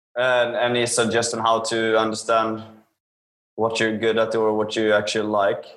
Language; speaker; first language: English; non-native, fluent; Swedish